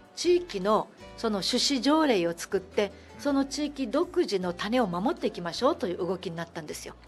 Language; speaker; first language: Japanese; native; Japanese